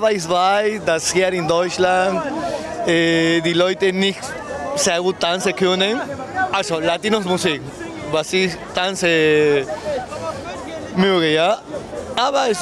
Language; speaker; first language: German; non-native, learner; Spanish